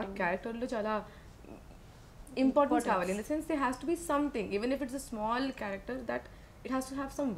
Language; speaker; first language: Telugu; non-native, learner; Malayalam